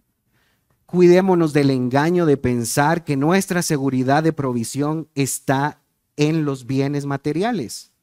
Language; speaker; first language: Spanish; native; Spanish